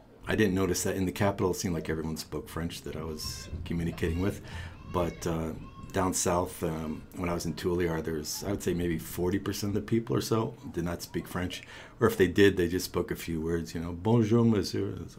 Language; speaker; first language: English; native; English